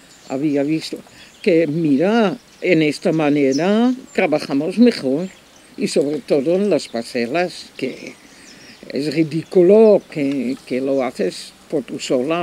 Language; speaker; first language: Spanish; non-native, fluent; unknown